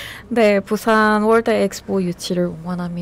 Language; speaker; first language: Korean; non-native, fluent; Persian